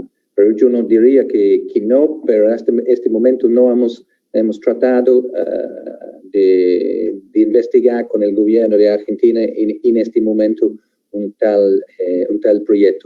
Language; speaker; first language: Spanish; non-native, fluent; English